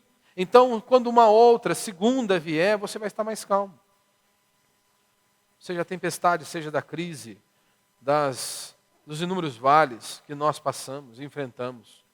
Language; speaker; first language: Portuguese; native; Portuguese